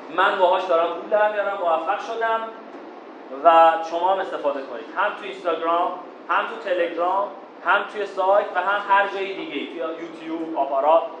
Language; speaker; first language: Persian; non-native, local second language; Azerbaijani